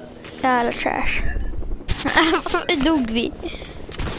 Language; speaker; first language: Swedish; native; Swedish